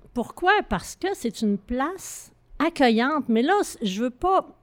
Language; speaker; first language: French; native; French